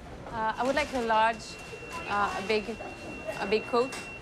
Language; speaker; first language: English; non-native, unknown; French